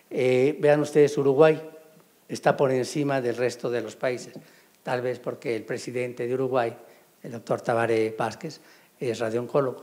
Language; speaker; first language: Spanish; native; Spanish